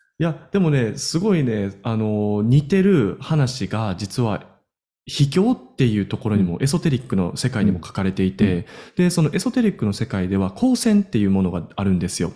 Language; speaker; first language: Japanese; native; Japanese